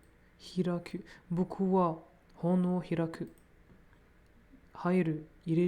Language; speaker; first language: Japanese; non-native, learner; English